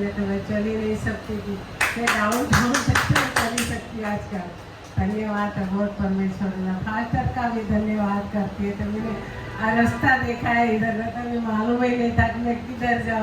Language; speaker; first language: Hindi; non-native, local second language; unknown